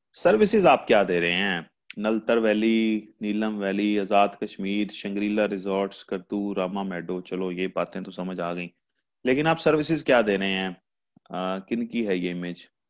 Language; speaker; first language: Urdu; non-native, local second language; Punjabi